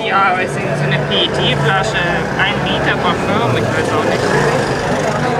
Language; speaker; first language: German; non-native, fluent; Russian